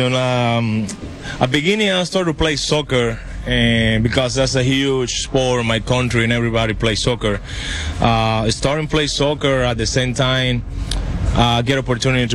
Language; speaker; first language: English; non-native, learner; Spanish